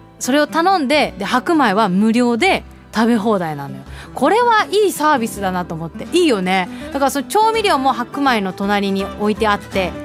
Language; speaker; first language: Japanese; early bilingual, heritage; Japanese